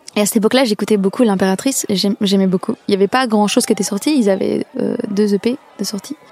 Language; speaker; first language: French; native; French